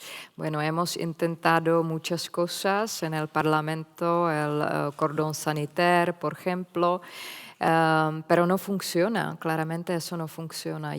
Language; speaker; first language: Spanish; non-native, fluent; Czech